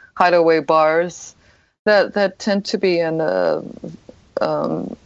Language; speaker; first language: English; non-native, fluent; Japanese